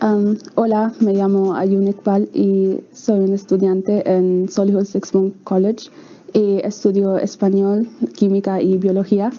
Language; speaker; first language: Spanish; non-native, learner; English